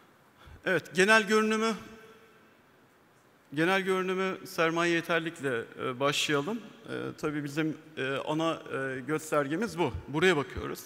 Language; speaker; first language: Turkish; native; Turkish